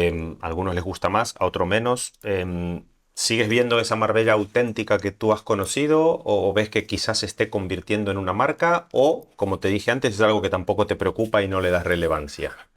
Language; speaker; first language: Spanish; native; Spanish